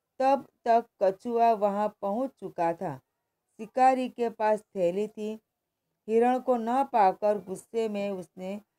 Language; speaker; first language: Hindi; non-native, local second language; Gujarati